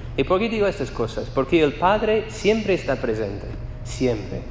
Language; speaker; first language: Spanish; non-native, fluent; English